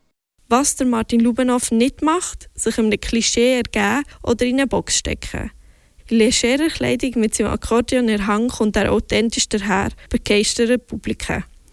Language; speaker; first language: German; native; German